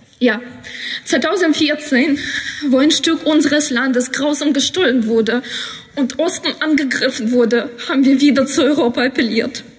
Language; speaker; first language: German; non-native, fluent; Ukrainian